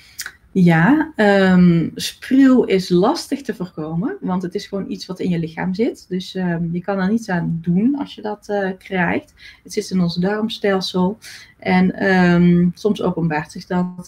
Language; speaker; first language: Dutch; native; Dutch